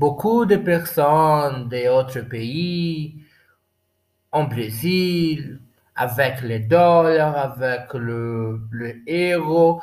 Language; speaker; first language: French; non-native, learner; Portuguese